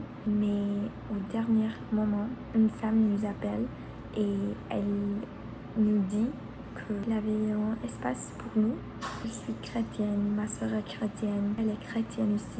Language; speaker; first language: French; non-native, learner; Spanish